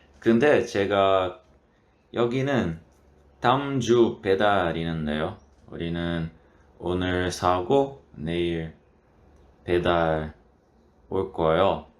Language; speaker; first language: Korean; non-native, learner; Portuguese